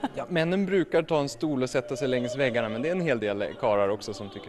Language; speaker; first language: Swedish; native; Swedish